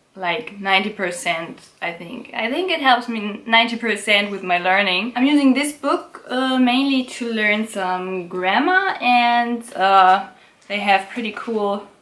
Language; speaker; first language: English; non-native, fluent; German